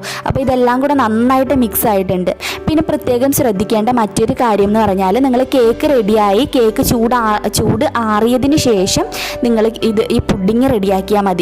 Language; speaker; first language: Malayalam; native; Malayalam